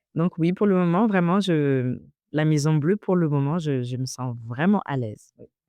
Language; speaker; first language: French; early bilingual, other home language; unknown